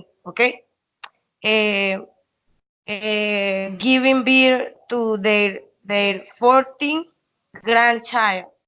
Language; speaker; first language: English; non-native, learner; Spanish